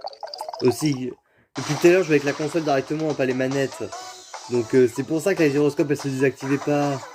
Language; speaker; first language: French; native; French